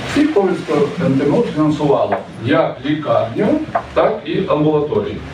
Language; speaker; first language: Ukrainian; native; Ukrainian